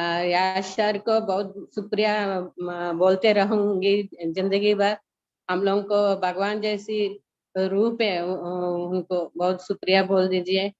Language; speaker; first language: Hindi; non-native, local second language; Telugu